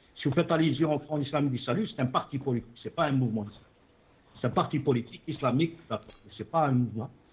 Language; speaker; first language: French; non-native, local second language; Arabic